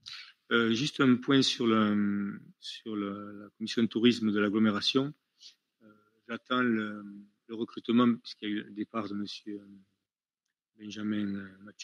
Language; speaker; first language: French; native; French